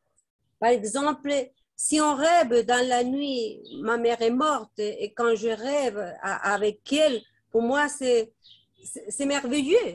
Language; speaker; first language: French; non-native, fluent; Spanish